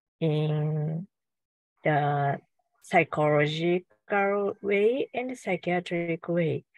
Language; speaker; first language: English; non-native, learner; Japanese